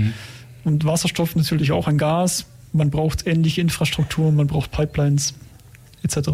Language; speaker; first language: German; native; German